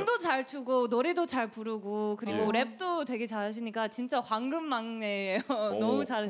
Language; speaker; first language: Korean; non-native, learner; English